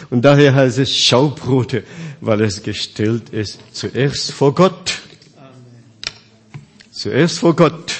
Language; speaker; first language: German; non-native, fluent; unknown